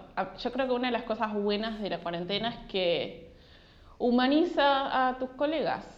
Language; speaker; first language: Spanish; native; Spanish